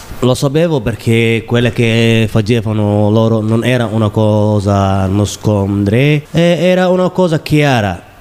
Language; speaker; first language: Italian; non-native, learner; Somali